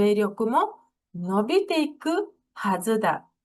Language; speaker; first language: Japanese; non-native, fluent; Mongolian